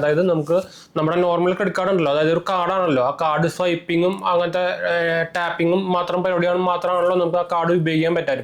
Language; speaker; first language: Malayalam; native; Malayalam